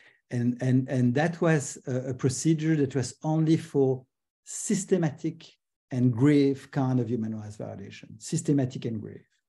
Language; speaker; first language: English; non-native, fluent; French